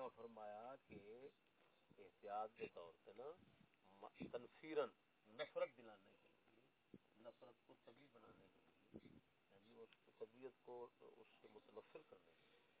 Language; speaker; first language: Urdu; non-native, local second language; Punjabi